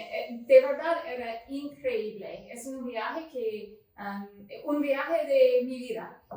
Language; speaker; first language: Spanish; non-native, fluent; English